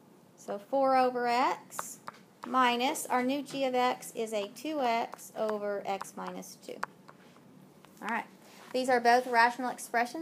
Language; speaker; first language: English; native; English